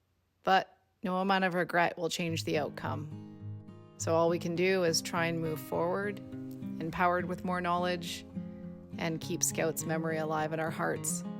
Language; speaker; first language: English; native; English